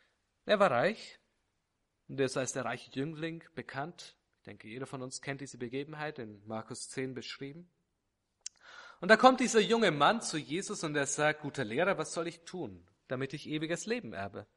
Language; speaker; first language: German; native; German